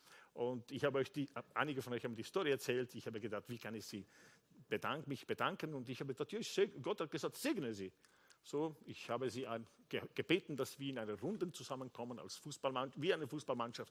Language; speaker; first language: German; non-native, fluent; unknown